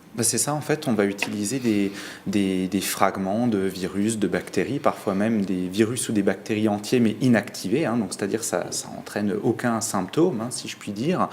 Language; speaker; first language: French; native; French